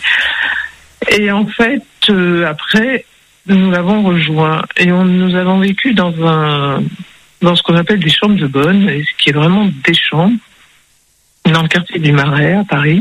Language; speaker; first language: French; early bilingual, other home language; Spanish